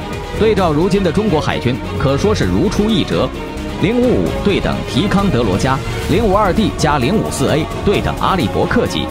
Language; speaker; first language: Chinese; native; Chinese